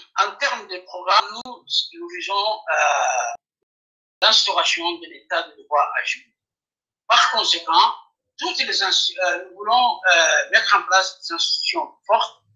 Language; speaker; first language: French; non-native, local second language; Afar